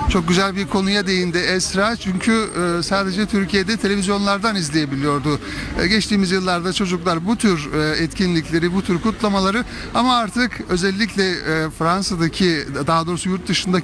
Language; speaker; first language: Turkish; native; Turkish